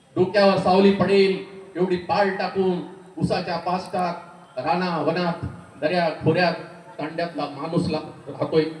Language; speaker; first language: Marathi; non-native, local second language; Lambadi